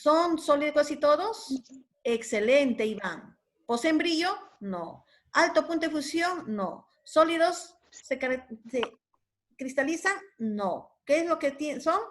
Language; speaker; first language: Spanish; native; Spanish